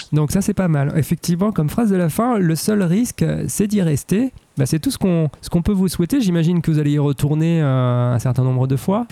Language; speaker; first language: French; native; French